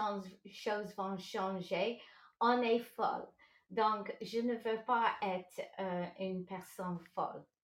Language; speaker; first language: French; non-native, local second language; English